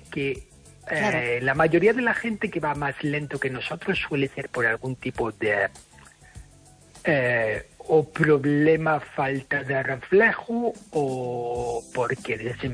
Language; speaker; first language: Spanish; non-native, fluent; English